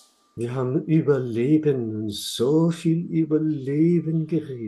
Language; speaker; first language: German; non-native, fluent; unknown